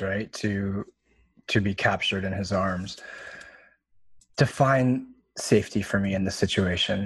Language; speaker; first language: English; native; English